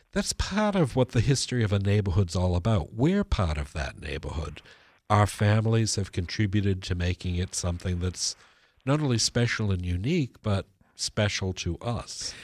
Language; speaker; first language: English; early bilingual, other home language; Italian